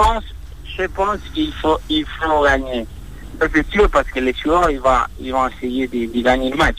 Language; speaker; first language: French; non-native, fluent; Spanish